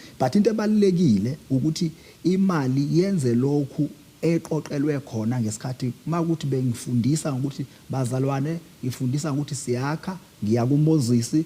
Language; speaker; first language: Zulu; native; Zulu